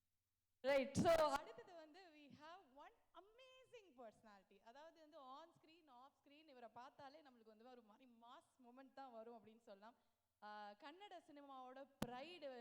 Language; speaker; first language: Tamil; native; Tamil